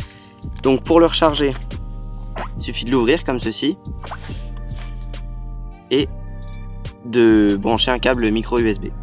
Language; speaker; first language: French; native; French